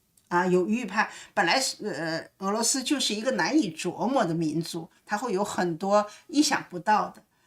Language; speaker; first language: Chinese; native; Chinese